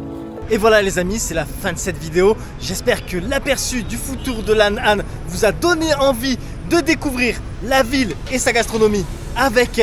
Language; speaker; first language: French; native; French